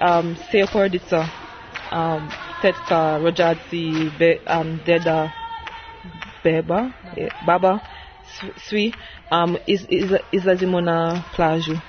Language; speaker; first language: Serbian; non-native, learner; English